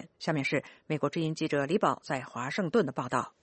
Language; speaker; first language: Chinese; native; Chinese